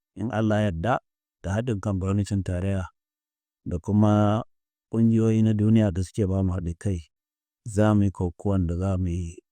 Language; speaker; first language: Hausa; native; Hausa